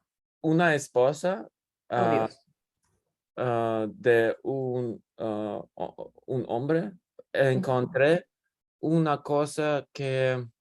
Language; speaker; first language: Spanish; non-native, learner; English